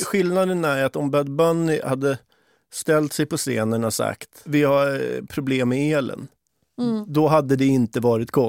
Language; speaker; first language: Swedish; native; Swedish